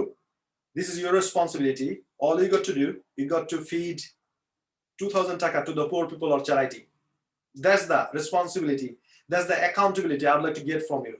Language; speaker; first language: English; non-native, fluent; Bangla